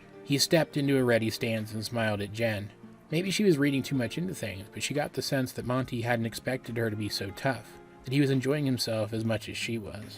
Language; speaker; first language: English; native; English